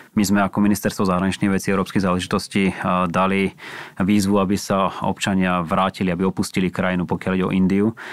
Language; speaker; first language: Slovak; native; Slovak